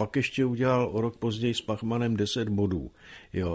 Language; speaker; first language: Czech; native; Czech